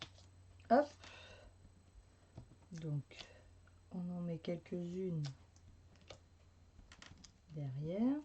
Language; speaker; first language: French; native; French